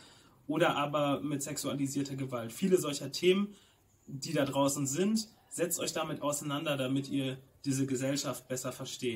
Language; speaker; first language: German; native; German